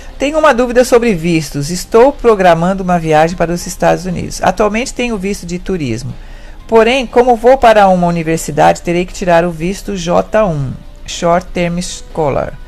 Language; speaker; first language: Portuguese; native; Portuguese